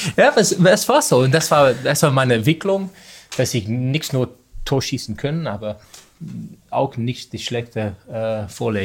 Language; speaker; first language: German; non-native, learner; English